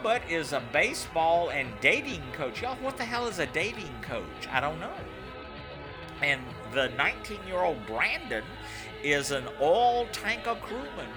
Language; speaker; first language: English; native; English